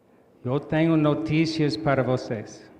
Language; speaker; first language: Portuguese; non-native, learner; English